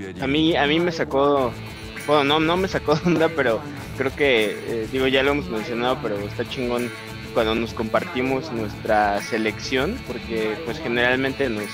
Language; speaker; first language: Spanish; native; Spanish